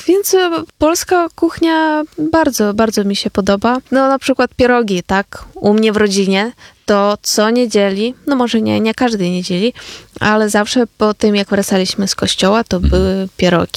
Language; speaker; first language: Polish; non-native, fluent; Ukrainian